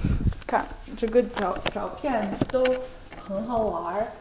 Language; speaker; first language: Chinese; non-native, fluent; Dutch